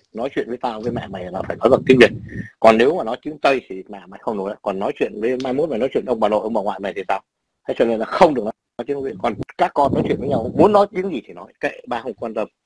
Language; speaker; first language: Vietnamese; native; Vietnamese